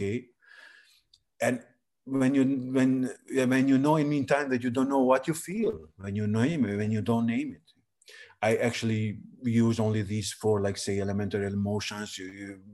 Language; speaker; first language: English; non-native, fluent; Serbian